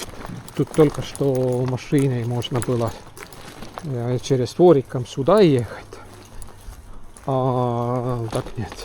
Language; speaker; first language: Russian; non-native, local second language; Estonian